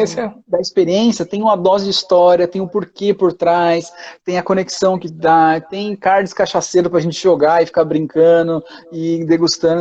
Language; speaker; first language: Portuguese; native; Portuguese